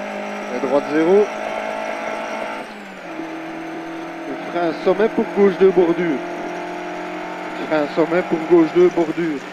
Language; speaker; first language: French; native; French